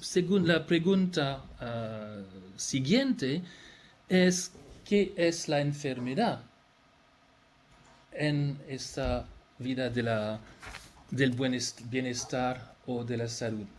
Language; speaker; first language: Spanish; non-native, fluent; French